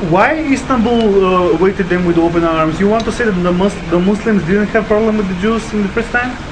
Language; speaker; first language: English; non-native, learner; Macedonian